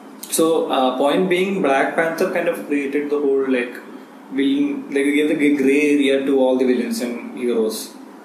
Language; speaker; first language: English; non-native, local second language; Malayalam